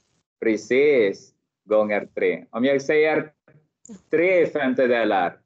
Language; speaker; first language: Swedish; non-native, fluent; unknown